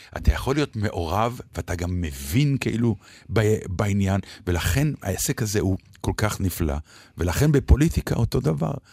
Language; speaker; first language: Hebrew; native; Hebrew